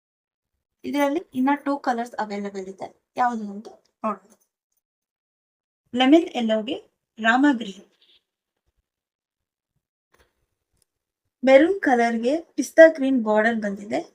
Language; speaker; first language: Kannada; native; Kannada